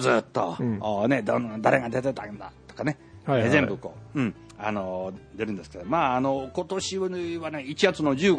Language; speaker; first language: Japanese; native; Japanese